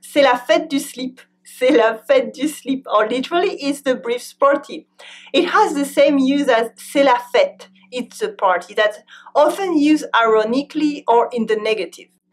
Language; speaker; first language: English; non-native, fluent; French